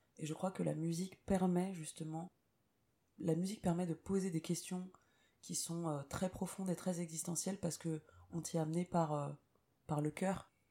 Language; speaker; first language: French; native; French